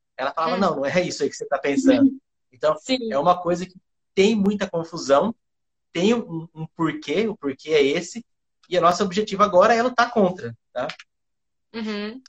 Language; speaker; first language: Portuguese; early bilingual, other home language; Japanese